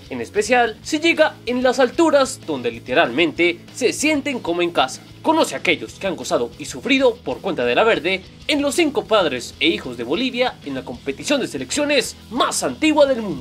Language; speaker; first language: Spanish; native; Spanish